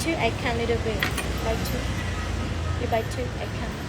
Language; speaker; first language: English; non-native, learner; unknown